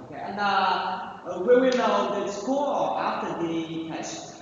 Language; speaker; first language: English; non-native, learner; Vietnamese